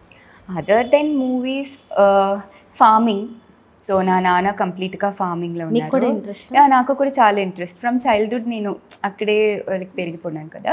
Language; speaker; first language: Telugu; non-native, learner; Tamil